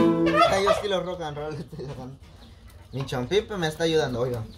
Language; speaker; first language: Spanish; native; Spanish